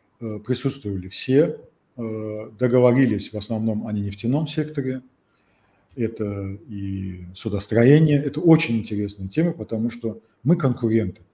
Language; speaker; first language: Russian; non-native, local second language; Azerbaijani